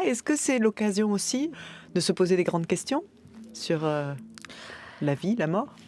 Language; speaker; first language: French; native; French